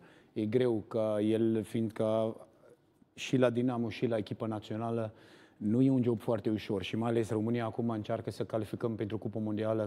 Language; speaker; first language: Romanian; non-native, learner; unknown